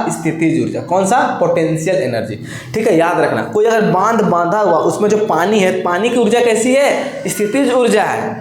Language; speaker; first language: Hindi; native; Hindi